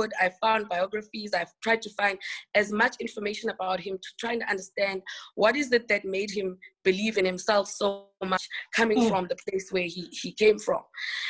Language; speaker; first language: English; non-native, local second language; Xhosa